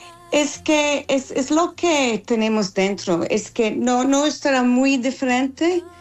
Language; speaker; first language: Spanish; non-native, fluent; English